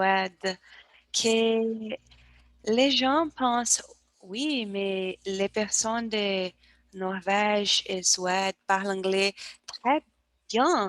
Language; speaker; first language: French; non-native, learner; Portuguese